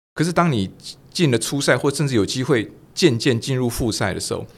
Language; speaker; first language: Chinese; non-native, local second language; Min Nan Chinese